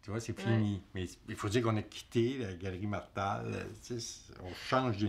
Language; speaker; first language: French; native; French